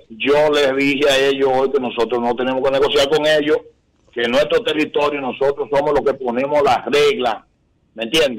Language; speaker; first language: Spanish; native; Spanish